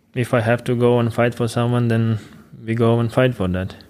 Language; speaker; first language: English; non-native, fluent; Latvian